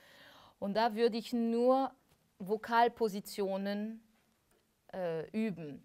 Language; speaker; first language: German; non-native, fluent; French